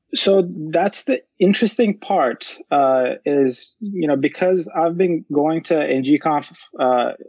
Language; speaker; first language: English; non-native, fluent; Turkish